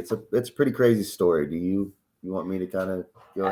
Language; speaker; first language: English; native; English